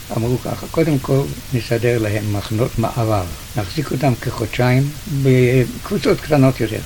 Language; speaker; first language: Hebrew; early bilingual, other home language; Yiddish